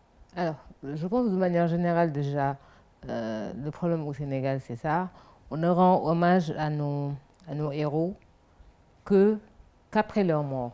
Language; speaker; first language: French; non-native, local second language; Wolof